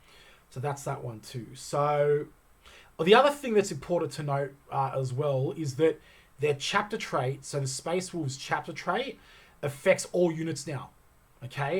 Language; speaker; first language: English; native; English